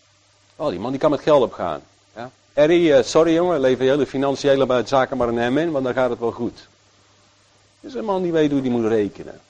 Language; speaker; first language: Dutch; native; Dutch